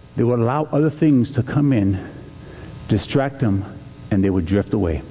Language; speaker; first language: English; native; English